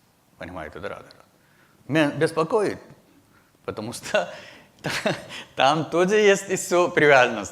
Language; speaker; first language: Russian; non-native, learner; Hindi